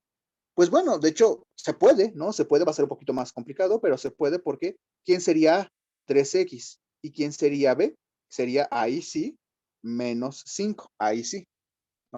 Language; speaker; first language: Spanish; native; Spanish